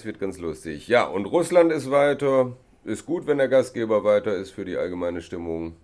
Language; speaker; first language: German; native; German